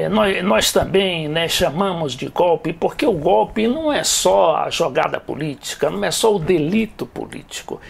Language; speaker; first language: Portuguese; native; Portuguese